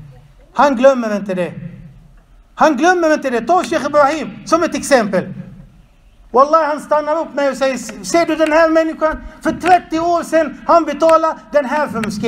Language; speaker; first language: Swedish; non-native, fluent; Arabic